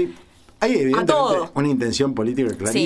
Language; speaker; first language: Spanish; native; Spanish